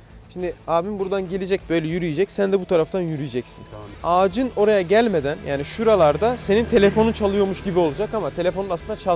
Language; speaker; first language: Turkish; native; Turkish